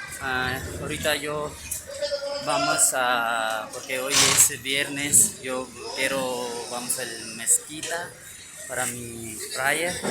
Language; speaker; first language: Spanish; non-native, learner; Urdu